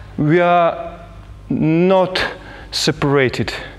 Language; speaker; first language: English; non-native, fluent; Russian